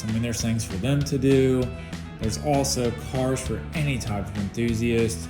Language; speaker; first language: English; native; English